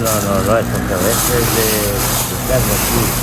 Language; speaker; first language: Spanish; non-native, learner; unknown